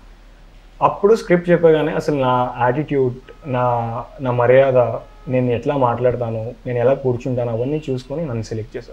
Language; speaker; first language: Telugu; non-native, local second language; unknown